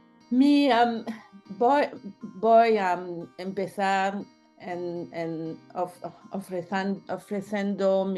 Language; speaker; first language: Spanish; non-native, learner; French